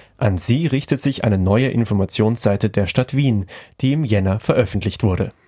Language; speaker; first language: German; native; German